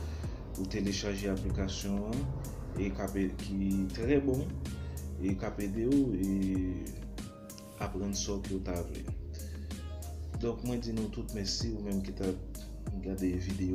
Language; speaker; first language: French; non-native, learner; Haitian Creole